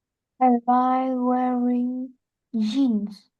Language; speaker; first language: English; non-native, learner; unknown